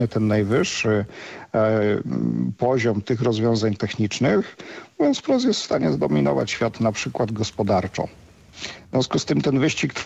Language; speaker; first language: Polish; native; Polish